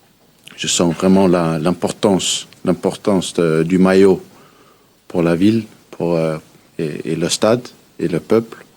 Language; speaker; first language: French; early bilingual, heritage; Danish